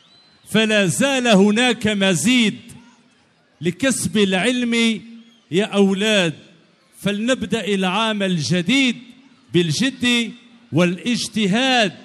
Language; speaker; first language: Arabic; native; Arabic